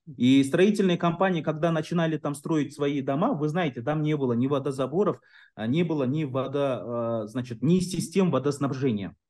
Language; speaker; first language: Russian; non-native, local second language; Kyrgyz